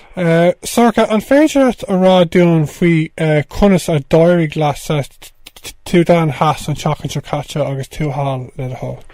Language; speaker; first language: Irish; native; Irish